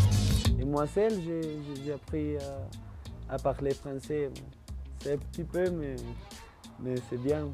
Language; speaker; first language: French; non-native, learner; Spanish